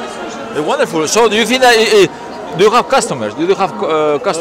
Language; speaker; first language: English; non-native, learner; Spanish